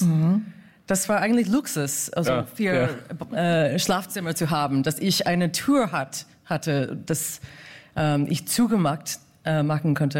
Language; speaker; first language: German; non-native, learner; English